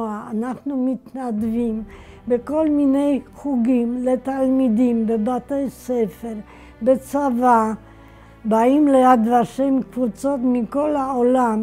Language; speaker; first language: Hebrew; non-native, fluent; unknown